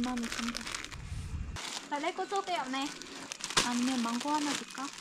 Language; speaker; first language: Korean; non-native, fluent; Vietnamese